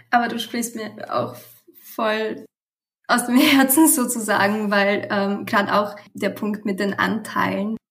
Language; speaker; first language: German; early bilingual, other home language; Romanian